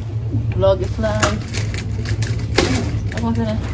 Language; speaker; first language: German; non-native, learner; Cebuano